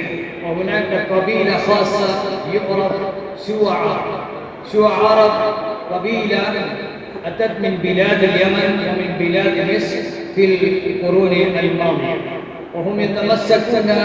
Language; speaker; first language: Arabic; non-native, fluent; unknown